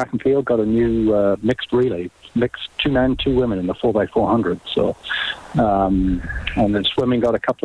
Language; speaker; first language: English; native; English